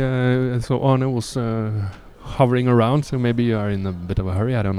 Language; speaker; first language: English; non-native, fluent; Norwegian